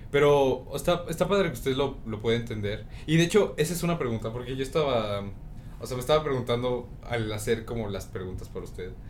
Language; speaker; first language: Spanish; native; Spanish